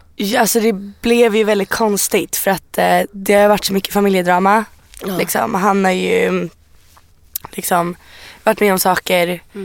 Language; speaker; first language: Swedish; early bilingual, other home language; Persian